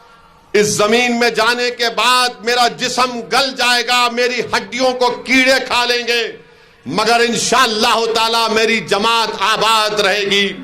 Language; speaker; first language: Urdu; native; Urdu